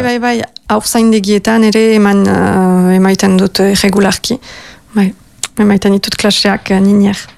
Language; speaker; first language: Basque; native; Basque